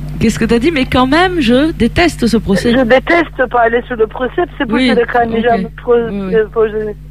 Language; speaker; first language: French; non-native, learner; Italian